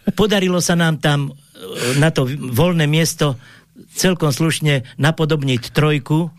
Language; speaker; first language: Slovak; native; Slovak